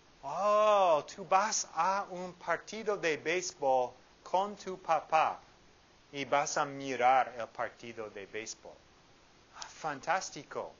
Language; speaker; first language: Spanish; non-native, fluent; English